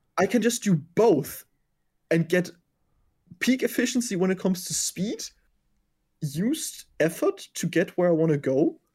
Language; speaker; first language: English; non-native, fluent; German